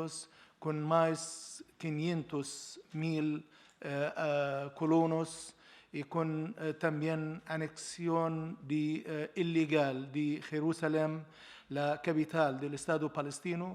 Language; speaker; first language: Spanish; non-native, learner; Arabic